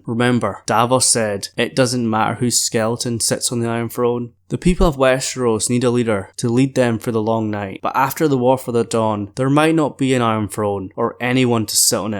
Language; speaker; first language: English; native; English